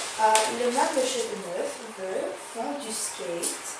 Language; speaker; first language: French; non-native, learner; Ukrainian